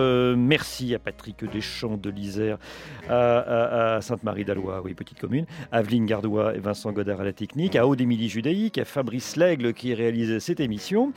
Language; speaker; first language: French; native; French